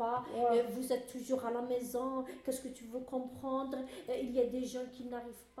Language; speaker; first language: French; non-native, learner; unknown